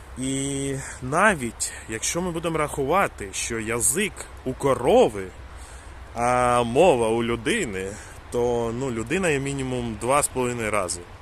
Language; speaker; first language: Ukrainian; non-native, local second language; Russian